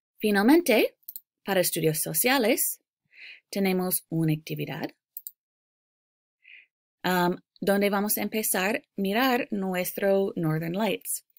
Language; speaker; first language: Spanish; non-native, fluent; English